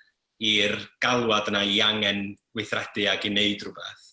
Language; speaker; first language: Welsh; native; Welsh